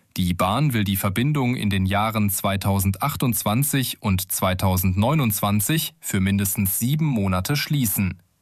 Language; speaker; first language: German; native; German